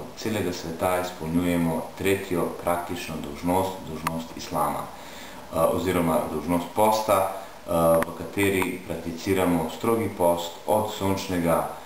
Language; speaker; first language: Slovenian; non-native, local second language; Bosnian